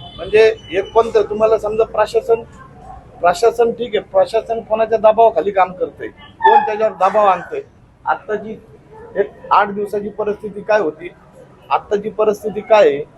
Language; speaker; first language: Marathi; native; Marathi